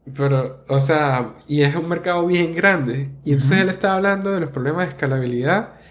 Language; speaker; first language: Spanish; native; Spanish